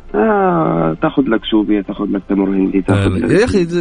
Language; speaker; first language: Arabic; native; Arabic